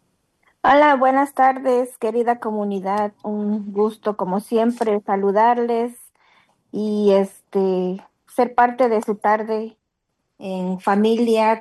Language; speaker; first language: Spanish; native; Spanish